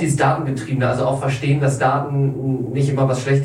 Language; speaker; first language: German; native; German